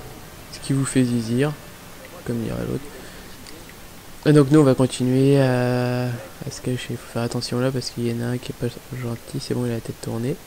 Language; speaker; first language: French; native; French